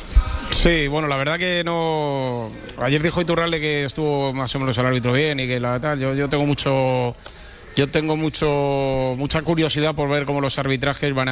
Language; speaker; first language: Spanish; native; Spanish